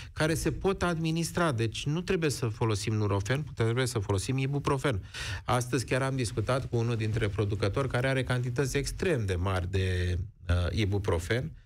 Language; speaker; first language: Romanian; native; Romanian